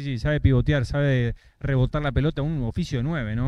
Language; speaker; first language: Spanish; native; Spanish